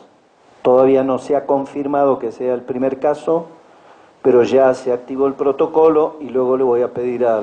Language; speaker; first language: Spanish; native; Spanish